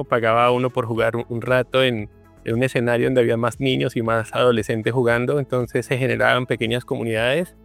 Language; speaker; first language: Spanish; native; Spanish